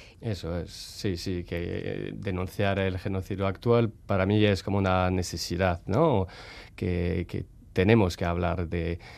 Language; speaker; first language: Spanish; non-native, fluent; French